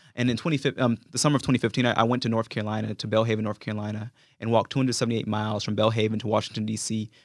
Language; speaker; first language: English; native; English